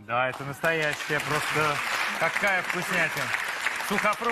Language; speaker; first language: Russian; native; Russian